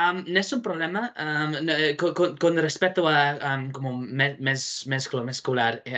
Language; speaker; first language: Italian; non-native, learner; English